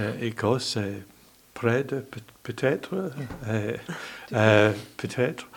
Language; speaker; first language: French; non-native, learner; English